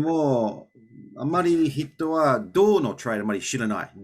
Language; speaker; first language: Japanese; non-native, learner; English